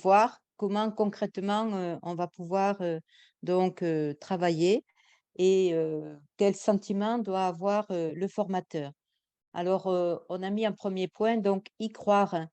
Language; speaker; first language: French; native; French